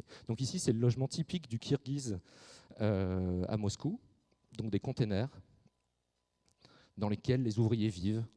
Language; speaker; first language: French; native; French